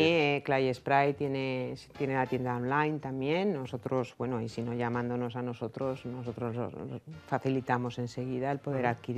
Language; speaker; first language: Spanish; native; Spanish